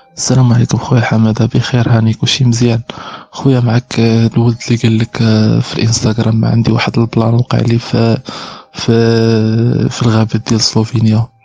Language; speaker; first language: Arabic; native; Arabic